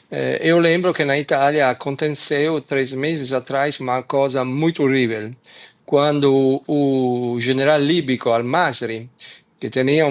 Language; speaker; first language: Portuguese; non-native, fluent; Italian